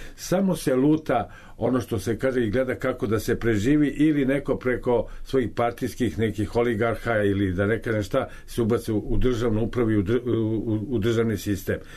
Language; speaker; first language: Serbian; native; Serbian